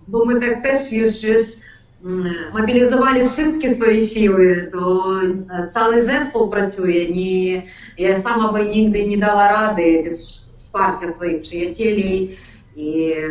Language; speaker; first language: Polish; non-native, learner; Ukrainian